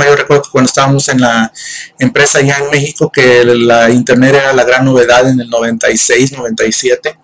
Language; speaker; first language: Spanish; native; Spanish